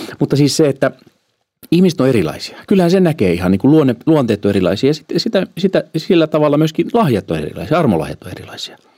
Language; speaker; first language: Finnish; early bilingual, heritage; Finnish